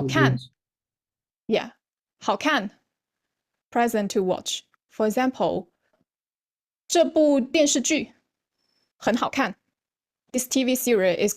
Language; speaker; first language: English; non-native, fluent; Chinese